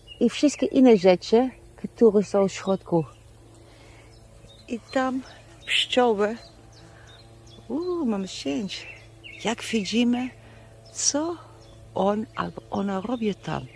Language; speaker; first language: Polish; non-native, learner; Dutch